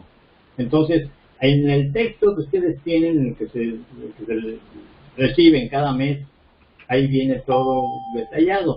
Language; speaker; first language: Spanish; native; Spanish